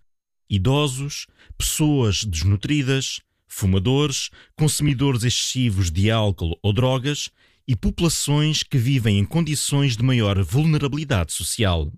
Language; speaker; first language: Portuguese; native; Portuguese